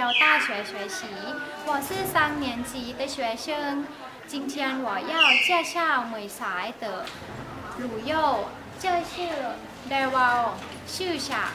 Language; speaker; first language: Chinese; non-native, learner; Thai